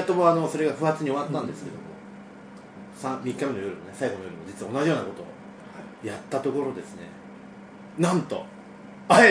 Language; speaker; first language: Japanese; native; Japanese